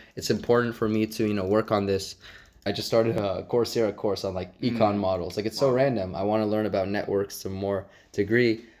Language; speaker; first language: English; native; English